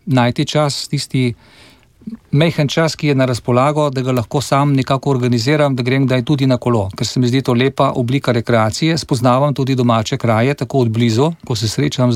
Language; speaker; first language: Slovenian; native; Slovenian